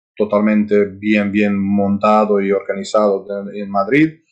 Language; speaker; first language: Spanish; non-native, fluent; Serbian